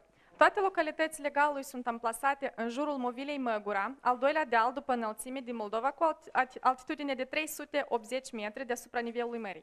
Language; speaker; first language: Romanian; native; Romanian